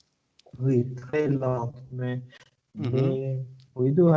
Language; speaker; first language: French; non-native, learner; Arabic